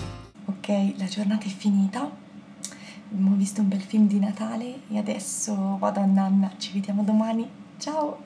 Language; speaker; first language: Italian; native; Italian